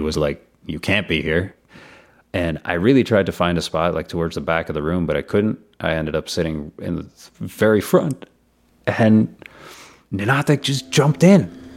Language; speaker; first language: English; non-native, local second language; Urdu